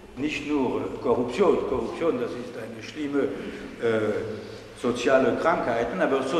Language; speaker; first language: German; non-native, fluent; French